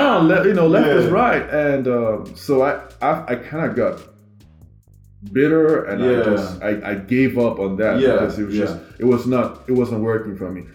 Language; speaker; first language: English; non-native, local second language; Igbo